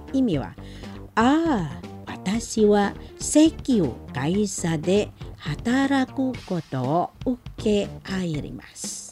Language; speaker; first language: Japanese; non-native, learner; Indonesian